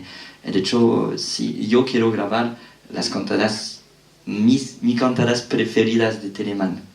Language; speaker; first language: Spanish; non-native, fluent; French